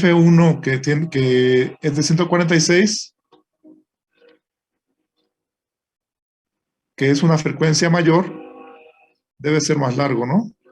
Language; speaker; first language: Spanish; native; Spanish